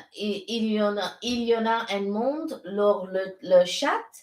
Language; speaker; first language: French; non-native, learner; English